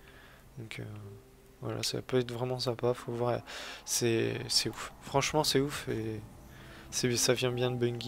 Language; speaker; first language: French; native; French